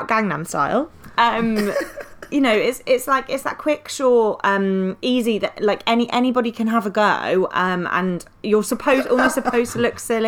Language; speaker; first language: English; native; English